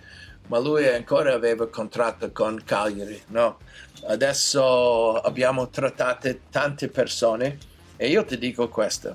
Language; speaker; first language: Italian; non-native, learner; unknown